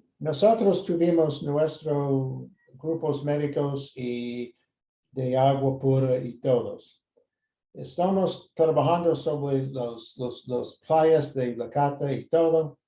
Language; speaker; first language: Spanish; non-native, fluent; English